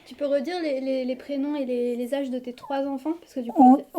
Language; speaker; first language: French; native; French